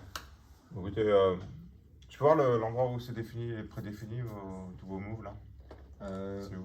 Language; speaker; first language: French; native; French